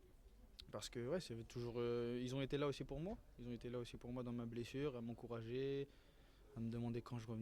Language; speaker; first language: French; native; French